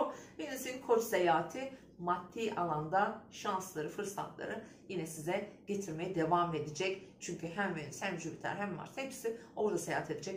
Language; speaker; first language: Turkish; native; Turkish